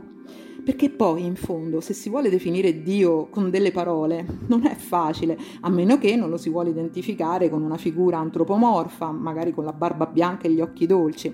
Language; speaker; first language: Italian; native; Italian